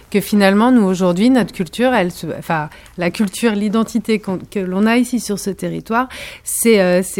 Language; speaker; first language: French; native; French